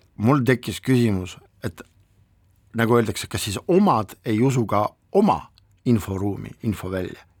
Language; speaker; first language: Estonian; non-native, local second language; Russian